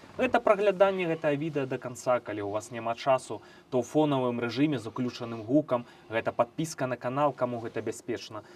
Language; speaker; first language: Belarusian; native; Belarusian